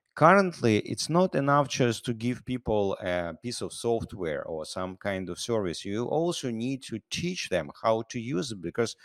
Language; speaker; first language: English; non-native, fluent; Russian